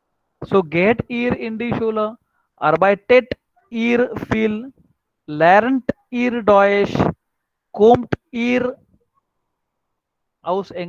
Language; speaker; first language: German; non-native, learner; Marathi